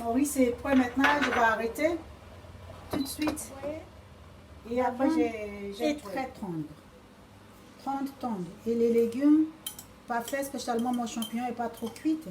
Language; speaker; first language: French; non-native, learner; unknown